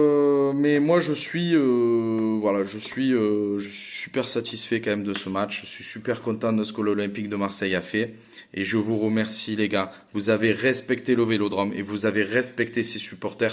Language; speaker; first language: French; native; French